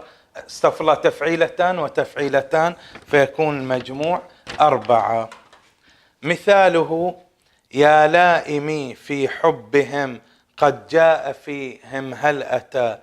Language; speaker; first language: Arabic; native; Arabic